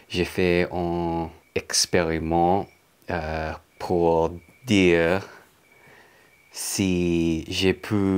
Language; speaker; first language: French; non-native, learner; English